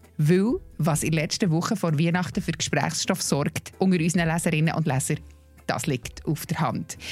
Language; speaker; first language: German; native; German